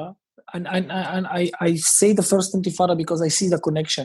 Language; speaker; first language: English; non-native, fluent; Hebrew